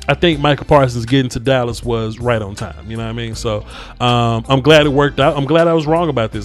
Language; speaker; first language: English; native; English